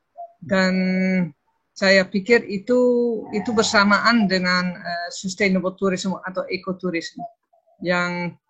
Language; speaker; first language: Indonesian; non-native, fluent; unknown